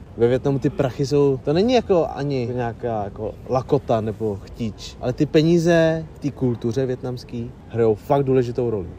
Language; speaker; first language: Czech; early bilingual, other home language; Vietnamese